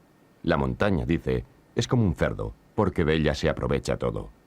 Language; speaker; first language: Spanish; native; Spanish